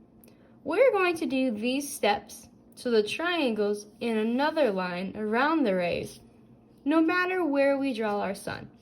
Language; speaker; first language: English; native; English